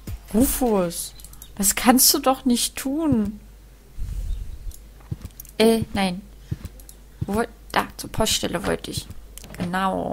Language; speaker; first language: German; native; German